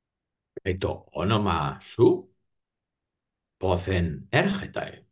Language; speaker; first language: Greek; non-native, learner; Spanish